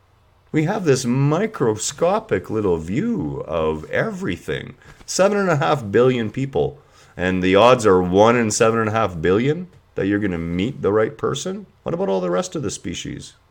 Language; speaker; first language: English; native; English